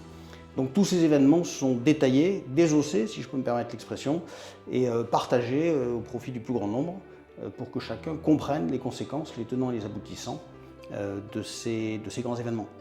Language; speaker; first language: French; native; French